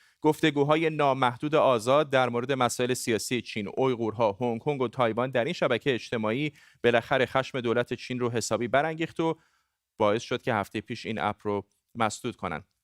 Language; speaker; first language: Persian; non-native, local second language; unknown